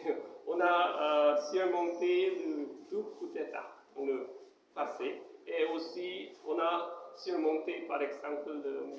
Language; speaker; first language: French; non-native, fluent; Korean